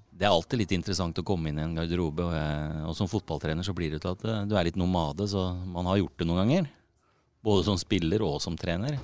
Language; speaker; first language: Norwegian; native; Norwegian